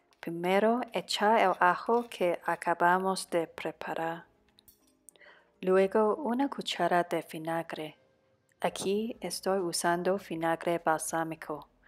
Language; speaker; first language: Spanish; non-native, fluent; Cantonese